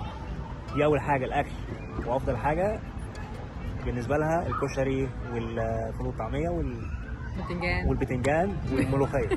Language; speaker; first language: Arabic; native; Arabic